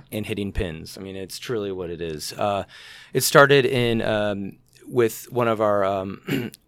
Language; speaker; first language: English; native; English